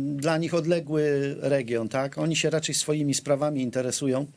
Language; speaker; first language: Polish; native; Polish